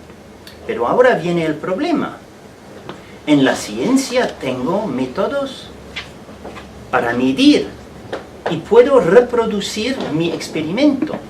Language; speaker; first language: Spanish; non-native, fluent; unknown